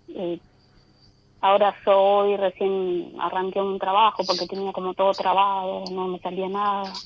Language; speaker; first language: Spanish; native; Spanish